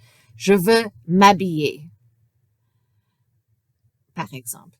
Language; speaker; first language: French; non-native, fluent; English